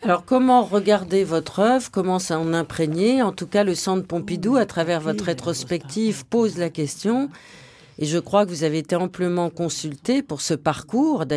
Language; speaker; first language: French; native; French